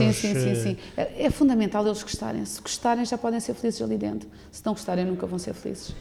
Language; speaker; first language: Portuguese; native; Portuguese